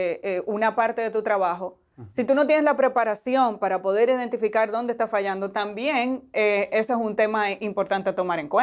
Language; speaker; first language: Spanish; native; Spanish